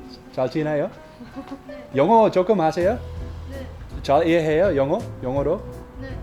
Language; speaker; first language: Korean; non-native, learner; Dutch